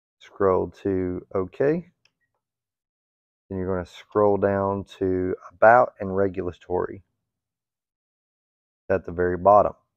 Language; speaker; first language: English; native; English